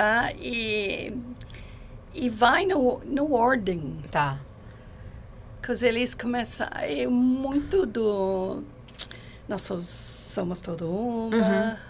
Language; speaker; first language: Portuguese; non-native, learner; English